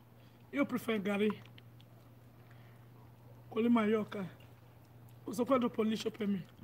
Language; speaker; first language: Italian; non-native, learner; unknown